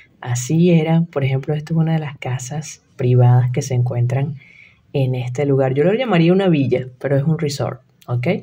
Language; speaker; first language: Spanish; native; Spanish